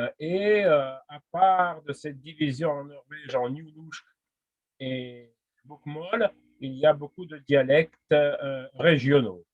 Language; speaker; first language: French; non-native, fluent; Russian